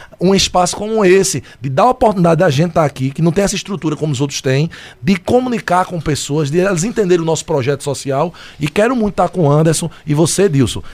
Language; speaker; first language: Portuguese; native; Portuguese